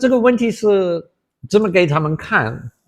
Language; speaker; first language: Chinese; non-native, fluent; English